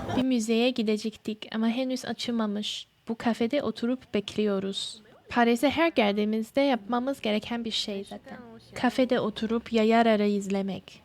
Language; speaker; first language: Turkish; non-native, fluent; Chinese